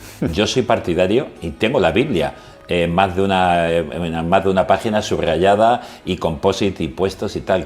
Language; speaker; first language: Spanish; native; Spanish